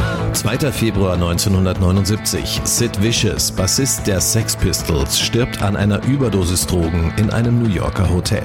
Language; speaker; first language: German; native; German